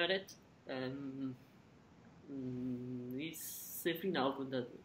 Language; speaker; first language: Azerbaijani; non-native, learner; French